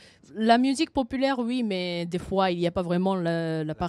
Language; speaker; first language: French; non-native, fluent; Japanese